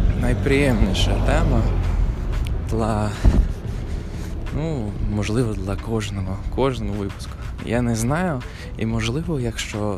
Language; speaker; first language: Ukrainian; non-native, fluent; English